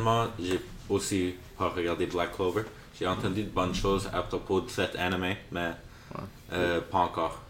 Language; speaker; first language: French; non-native, local second language; English